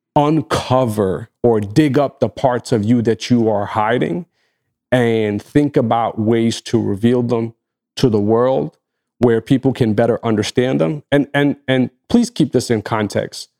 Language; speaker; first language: English; non-native, fluent; Arabic